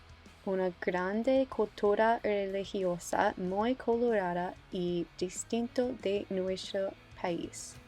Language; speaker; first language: Spanish; non-native, learner; English